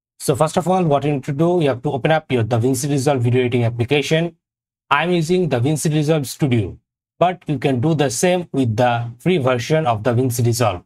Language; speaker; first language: English; non-native, local second language; Bangla